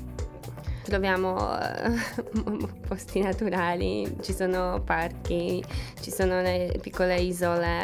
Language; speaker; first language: Italian; non-native, fluent; Polish